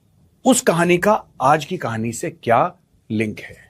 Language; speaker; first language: Hindi; native; Hindi